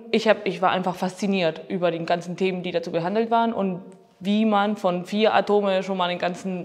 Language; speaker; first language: German; non-native, fluent; Spanish